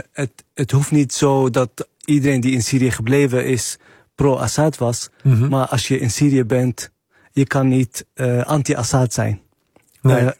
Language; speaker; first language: Dutch; non-native, fluent; Arabic